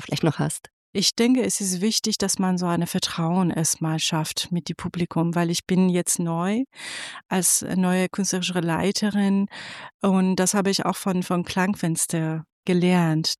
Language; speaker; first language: German; non-native, fluent; Persian